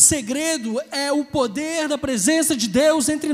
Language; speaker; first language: Portuguese; native; Portuguese